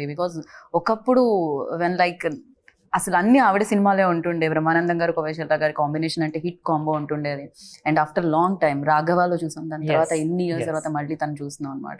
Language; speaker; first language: Telugu; native; Telugu